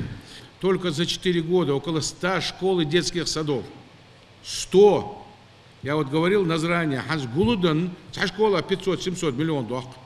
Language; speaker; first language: Russian; non-native, local second language; Ingush